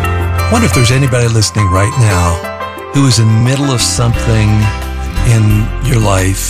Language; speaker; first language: English; native; English